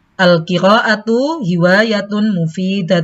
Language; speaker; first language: Arabic; non-native, fluent; Indonesian